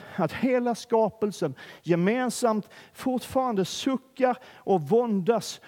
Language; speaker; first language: Swedish; native; Swedish